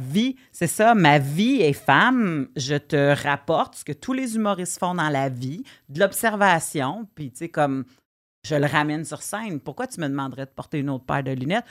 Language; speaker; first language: French; native; French